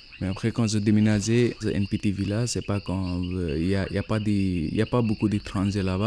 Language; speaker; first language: French; non-native, learner; Nepali